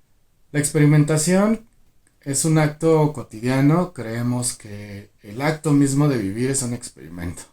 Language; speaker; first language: Spanish; native; Spanish